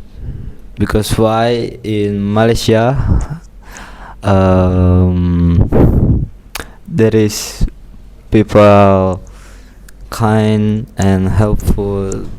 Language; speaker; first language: English; non-native, learner; Indonesian